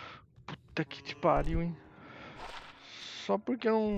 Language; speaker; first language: Portuguese; native; Portuguese